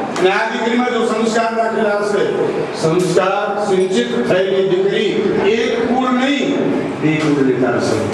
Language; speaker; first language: Gujarati; non-native, local second language; Kachhi